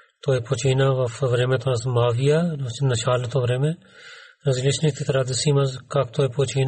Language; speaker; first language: Bulgarian; non-native, learner; Urdu